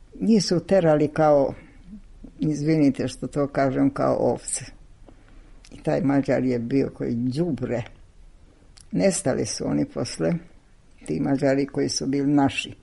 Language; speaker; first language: Serbian; non-native, local second language; Hungarian